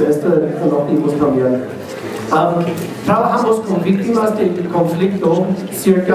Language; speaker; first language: Spanish; non-native, learner; English